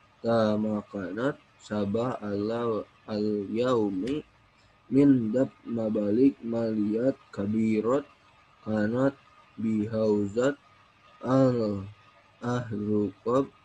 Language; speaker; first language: Arabic; non-native, learner; Indonesian